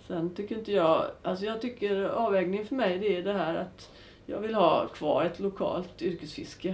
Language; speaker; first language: Swedish; native; Swedish